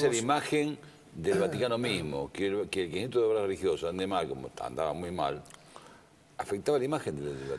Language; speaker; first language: Spanish; native; Spanish